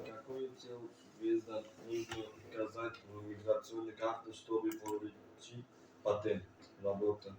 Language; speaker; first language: Russian; non-native, learner; Uzbek